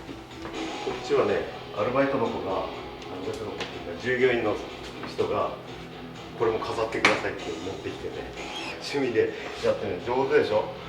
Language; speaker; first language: Japanese; native; Japanese